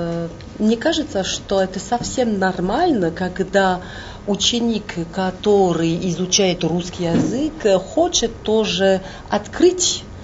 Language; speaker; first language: Russian; non-native, fluent; French